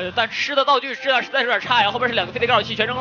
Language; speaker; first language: Chinese; native; Chinese